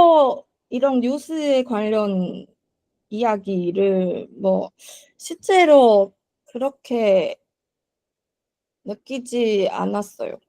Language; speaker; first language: Korean; non-native, learner; Chinese